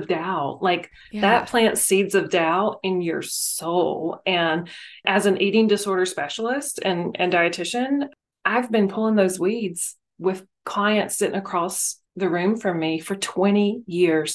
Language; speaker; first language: English; native; English